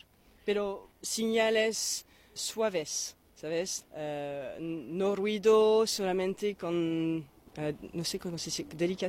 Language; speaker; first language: Spanish; non-native, fluent; French